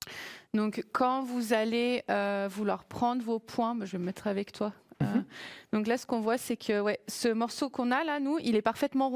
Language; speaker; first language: French; native; French